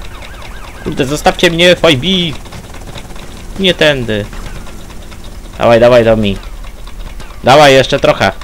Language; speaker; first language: Polish; native; Polish